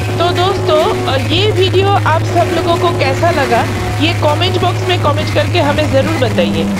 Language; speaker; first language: Hindi; non-native, local second language; Bangla